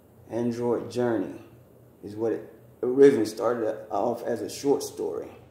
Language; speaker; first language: English; native; English